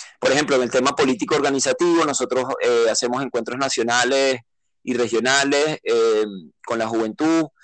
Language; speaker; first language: Spanish; native; Spanish